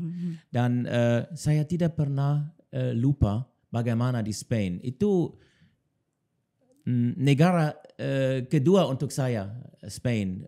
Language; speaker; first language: Indonesian; non-native, learner; German